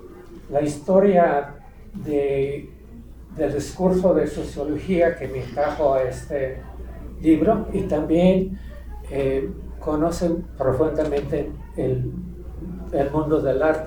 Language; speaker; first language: Spanish; non-native, fluent; English